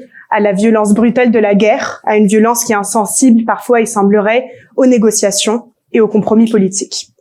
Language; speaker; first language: French; native; French